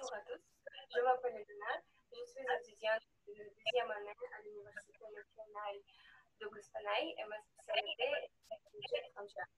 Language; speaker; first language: French; non-native, learner; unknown